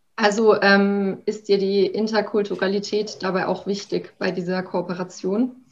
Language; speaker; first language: German; native; German